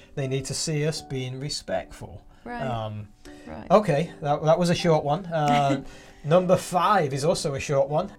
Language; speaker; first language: English; native; English